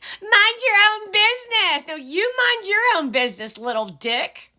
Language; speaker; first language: English; native; English